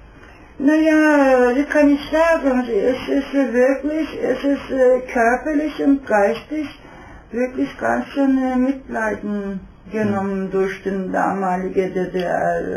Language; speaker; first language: German; non-native, fluent; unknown